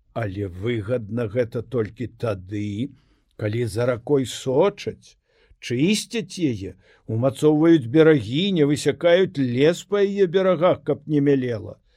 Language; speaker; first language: Belarusian; native; Belarusian